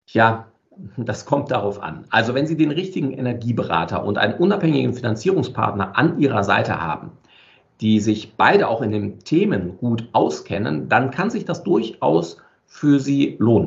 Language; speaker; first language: German; native; German